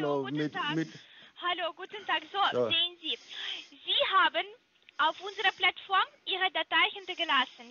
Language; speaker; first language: German; non-native, learner; Russian